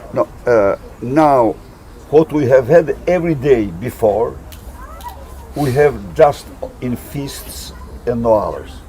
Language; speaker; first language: English; non-native, learner; Albanian